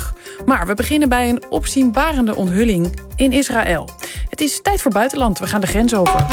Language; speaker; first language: Dutch; native; Dutch